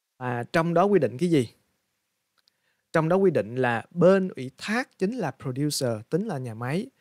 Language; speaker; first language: Vietnamese; native; Vietnamese